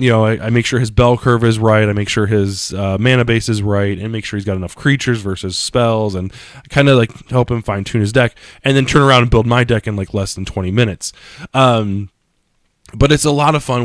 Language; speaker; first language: English; native; English